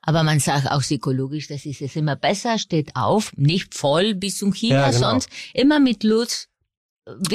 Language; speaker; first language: German; non-native, fluent; Spanish